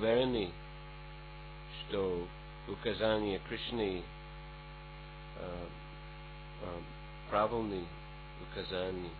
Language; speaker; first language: Russian; non-native, fluent; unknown